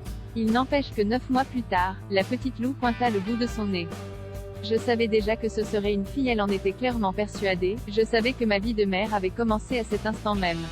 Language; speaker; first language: French; native; French